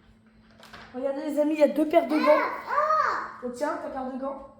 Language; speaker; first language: French; native; French